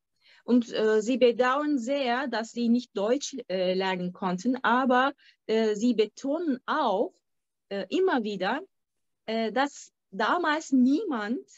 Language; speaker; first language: German; non-native, fluent; Turkish